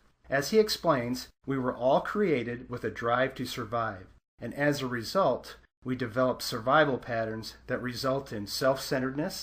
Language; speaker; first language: English; native; English